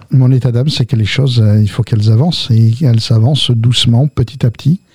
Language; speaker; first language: French; early bilingual, other home language; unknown